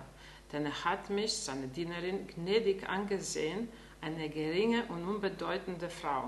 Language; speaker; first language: German; non-native, fluent; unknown